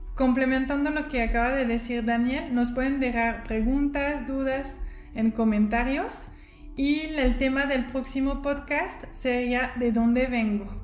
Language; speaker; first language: Spanish; non-native, fluent; French